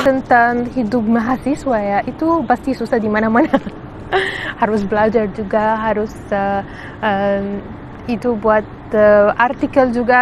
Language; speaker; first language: Indonesian; non-native, fluent; Arabic